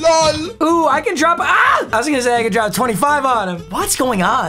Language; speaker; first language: English; native; English